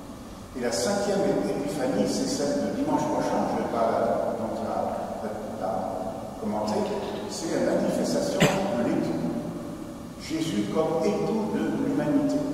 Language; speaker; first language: French; native; French